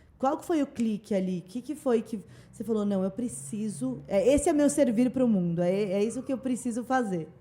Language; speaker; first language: Portuguese; native; Portuguese